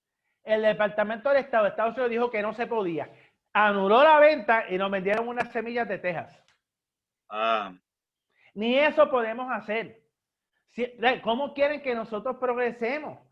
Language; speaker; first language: Spanish; native; Spanish